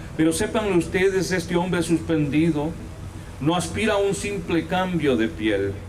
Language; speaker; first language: Spanish; native; Spanish